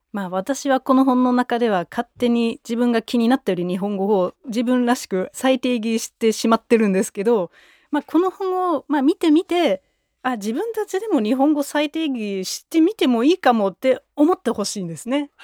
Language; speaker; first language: Japanese; non-native, fluent; German